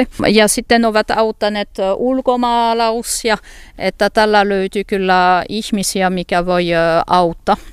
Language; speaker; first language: Finnish; non-native, learner; French